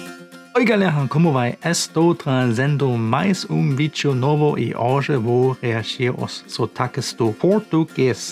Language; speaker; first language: Portuguese; non-native, fluent; Spanish